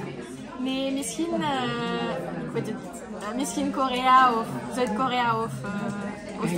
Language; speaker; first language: Dutch; non-native, learner; Romanian